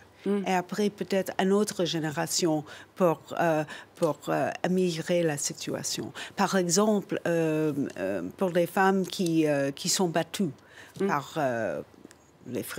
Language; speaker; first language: French; non-native, fluent; English